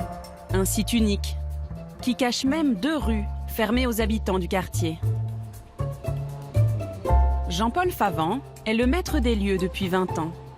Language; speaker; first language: French; native; French